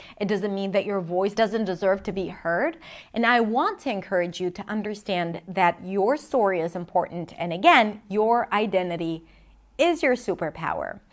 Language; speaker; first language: English; non-native, fluent; Hebrew